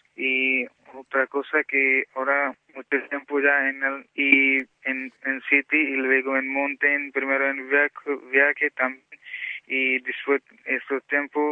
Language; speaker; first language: Spanish; non-native, learner; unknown